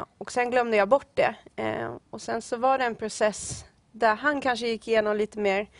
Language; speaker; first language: Swedish; native; Swedish